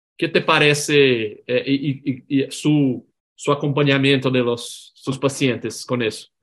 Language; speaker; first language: Spanish; non-native, learner; Portuguese